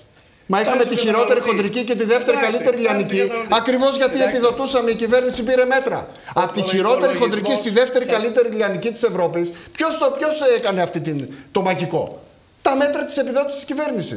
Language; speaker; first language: Greek; native; Greek